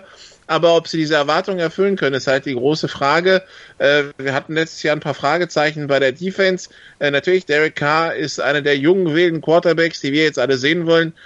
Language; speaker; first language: German; native; German